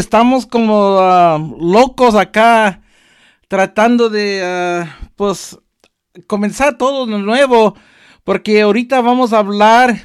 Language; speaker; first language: Spanish; early bilingual, heritage; Spanish